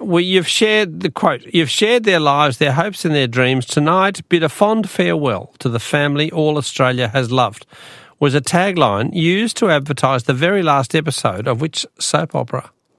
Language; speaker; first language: English; native; English